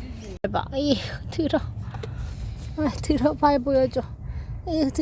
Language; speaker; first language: Korean; native; Korean